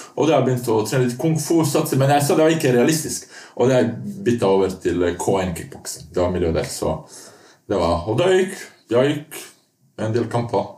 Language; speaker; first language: Norwegian; non-native, fluent; Bosnian